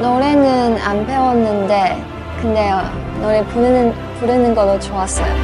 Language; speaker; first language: Korean; non-native, learner; Chinese